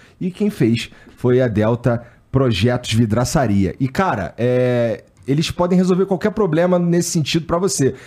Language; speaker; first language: Portuguese; native; Portuguese